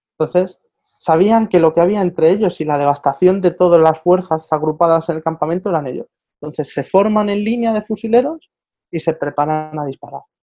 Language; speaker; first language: Spanish; native; Spanish